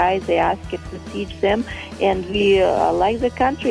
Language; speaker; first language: English; non-native, fluent; Russian